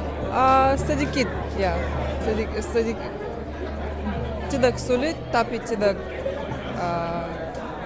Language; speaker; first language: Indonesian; non-native, learner; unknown